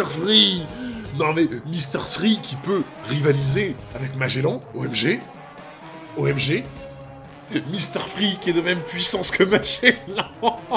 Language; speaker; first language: French; native; French